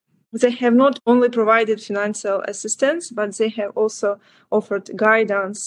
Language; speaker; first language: English; non-native, learner; Ukrainian